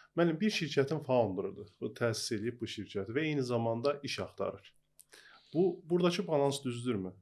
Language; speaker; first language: Azerbaijani; native; Azerbaijani